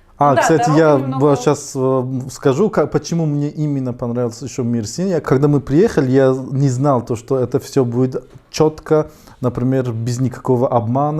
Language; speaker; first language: Russian; non-native, fluent; Tajik